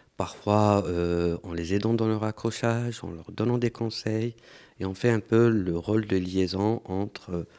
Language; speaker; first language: French; non-native, local second language; Arabic